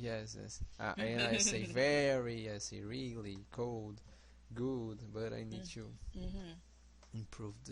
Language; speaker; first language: English; non-native, learner; Portuguese